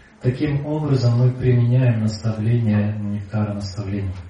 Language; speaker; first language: Russian; native; Russian